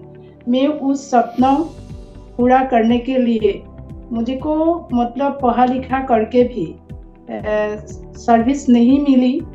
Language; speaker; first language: Hindi; non-native, local second language; Assamese